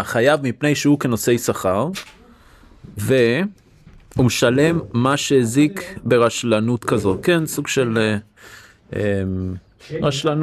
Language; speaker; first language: Hebrew; non-native, fluent; English